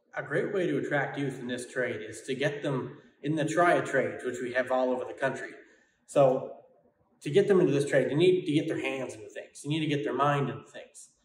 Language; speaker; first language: English; native; English